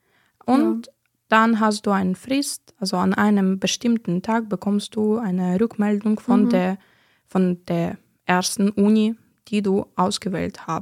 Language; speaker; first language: German; non-native, fluent; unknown